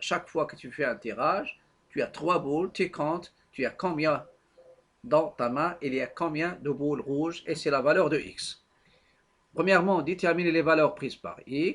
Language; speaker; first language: French; non-native, local second language; Arabic